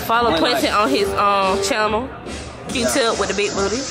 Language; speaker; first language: English; native; English